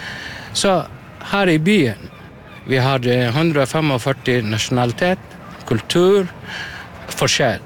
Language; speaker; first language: Norwegian; non-native, learner; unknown